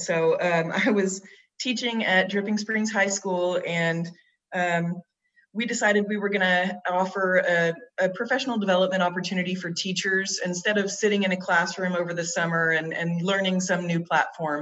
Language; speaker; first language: English; native; English